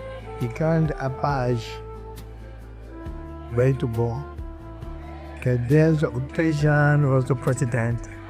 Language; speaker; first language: Portuguese; non-native, learner; Lingala